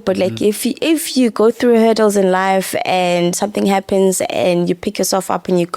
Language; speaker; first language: English; non-native, local second language; Zulu